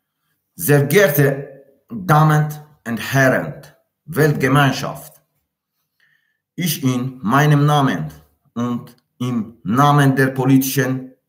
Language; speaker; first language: German; non-native, learner; Tajik